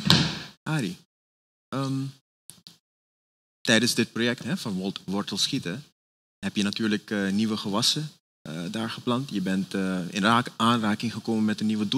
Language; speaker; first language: Dutch; native; Dutch